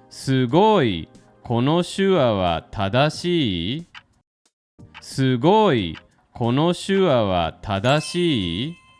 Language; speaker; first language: Japanese; non-native, fluent; English